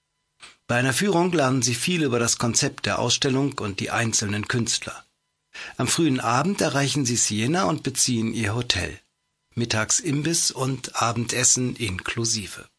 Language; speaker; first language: German; native; German